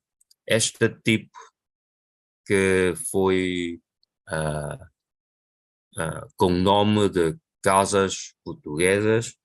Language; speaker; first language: Portuguese; non-native, local second language; Chinese